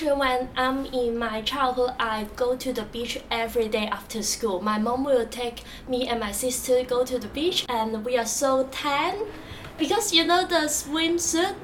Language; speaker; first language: English; non-native, local second language; Cantonese